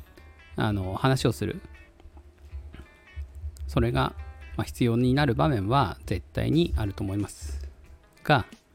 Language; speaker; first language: Japanese; native; Japanese